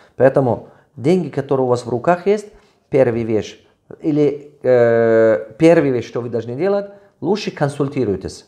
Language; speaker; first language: Russian; non-native, local second language; Tajik